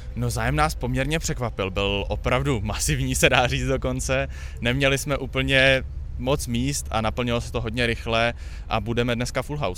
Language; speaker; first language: Czech; native; Czech